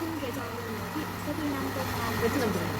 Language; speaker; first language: Korean; non-native, fluent; Vietnamese